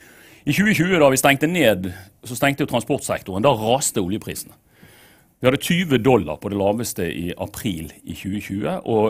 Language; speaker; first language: Norwegian; native; Norwegian